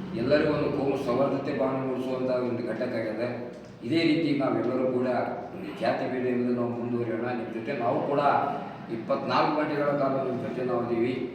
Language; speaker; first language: Kannada; native; Kannada